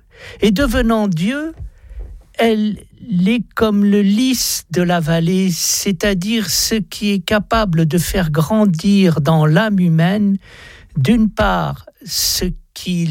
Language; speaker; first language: French; native; French